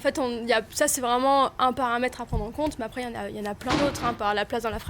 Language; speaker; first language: French; native; French